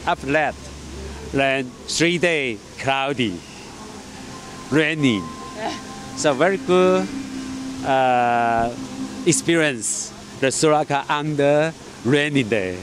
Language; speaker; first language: English; non-native, learner; Chinese